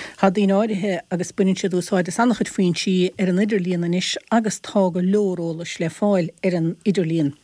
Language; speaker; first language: Irish; native; Irish